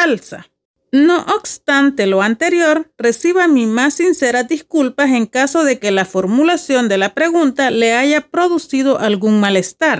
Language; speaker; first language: Spanish; native; Spanish